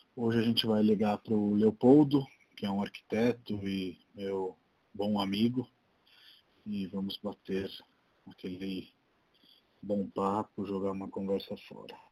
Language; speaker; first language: Portuguese; native; Portuguese